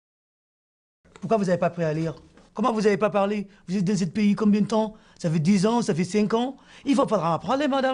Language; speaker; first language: French; non-native, fluent; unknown